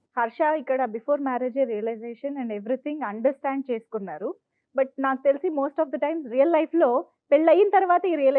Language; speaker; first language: Telugu; native; Telugu